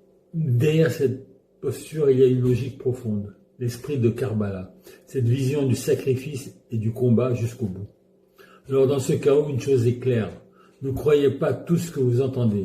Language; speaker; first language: French; native; French